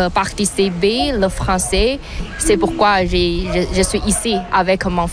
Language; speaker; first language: French; non-native, learner; Chinese